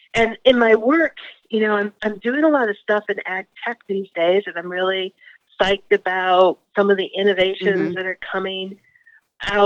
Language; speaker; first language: English; native; English